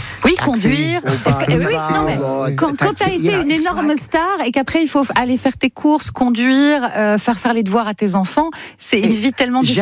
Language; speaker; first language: French; native; French